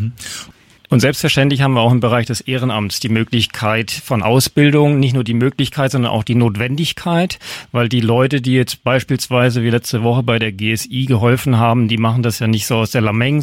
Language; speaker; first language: German; native; German